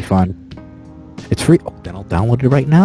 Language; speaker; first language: English; native; English